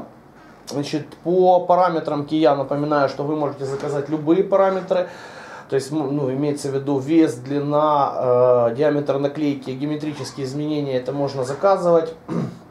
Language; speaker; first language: Russian; native; Russian